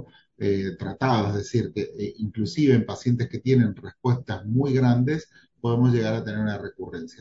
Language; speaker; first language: Spanish; native; Spanish